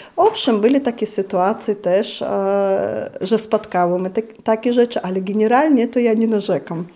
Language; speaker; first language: Polish; non-native, fluent; Chechen